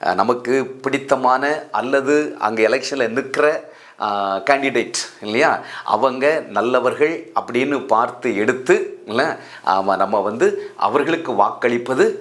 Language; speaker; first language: Tamil; native; Tamil